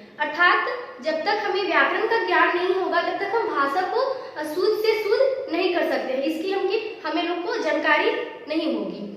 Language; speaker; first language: Hindi; native; Hindi